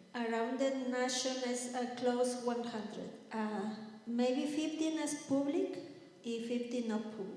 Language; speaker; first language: English; non-native, learner; Spanish